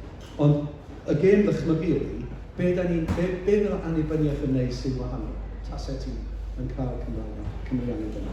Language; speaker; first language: Welsh; native; Welsh